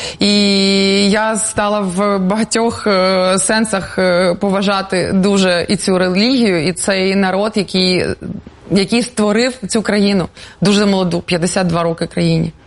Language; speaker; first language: Ukrainian; non-native, local second language; Russian